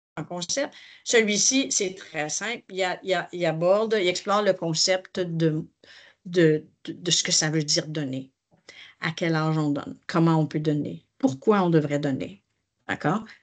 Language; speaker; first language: French; native; French